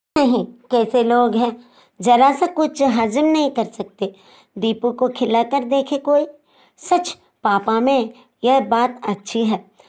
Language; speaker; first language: Hindi; non-native, local second language; Telugu